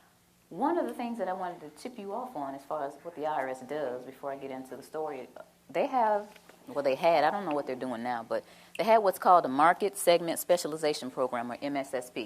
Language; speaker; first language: English; native; English